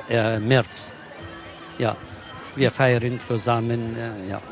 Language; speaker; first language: German; non-native, learner; Kurdish